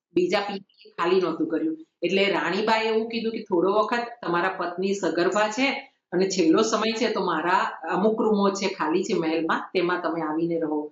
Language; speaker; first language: Gujarati; native; Gujarati